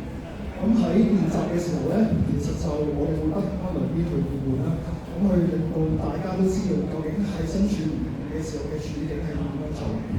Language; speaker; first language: Cantonese; native; Cantonese